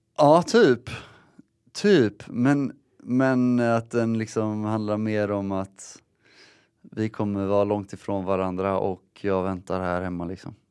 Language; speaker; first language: Swedish; native; Swedish